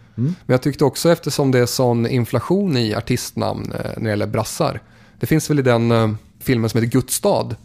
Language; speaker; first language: Swedish; native; Swedish